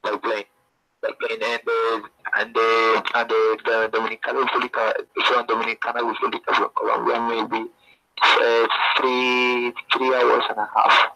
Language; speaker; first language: English; non-native, learner; Spanish